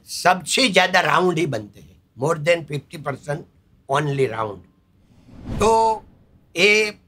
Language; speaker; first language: Hindi; non-native, local second language; Gujarati